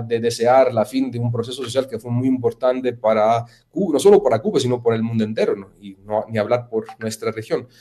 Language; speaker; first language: Spanish; non-native, fluent; Italian